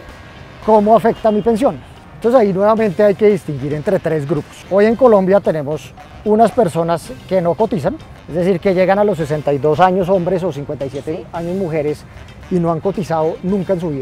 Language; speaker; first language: Spanish; native; Spanish